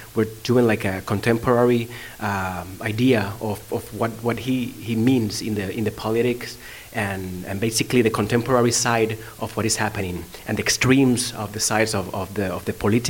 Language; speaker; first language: English; non-native, fluent; Spanish